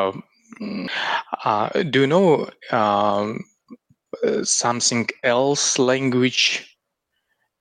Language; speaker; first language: English; non-native, learner; Russian